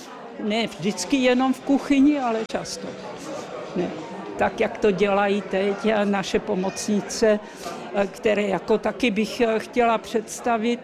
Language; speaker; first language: Czech; early bilingual, other home language; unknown